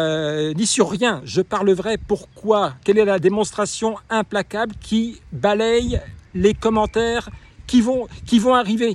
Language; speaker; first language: French; native; French